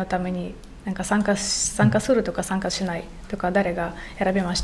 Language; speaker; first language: Japanese; non-native, fluent; Ukrainian